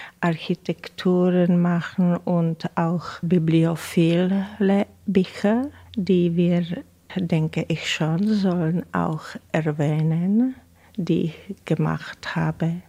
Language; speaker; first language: German; non-native, fluent; Czech